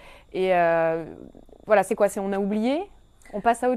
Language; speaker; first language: French; native; French